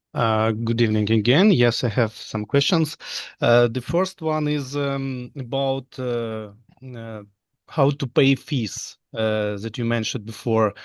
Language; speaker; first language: English; non-native, fluent; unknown